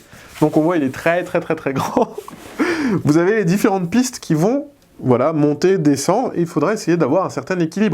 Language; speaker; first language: French; native; French